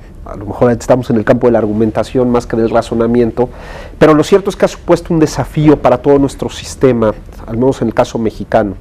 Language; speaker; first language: Spanish; native; Spanish